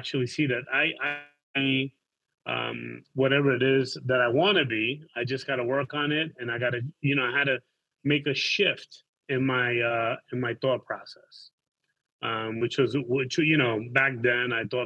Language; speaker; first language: English; native; English